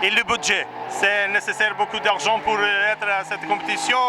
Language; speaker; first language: French; non-native, learner; Portuguese